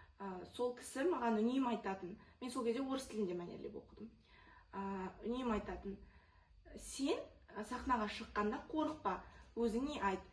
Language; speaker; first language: Kazakh; non-native, local second language; Russian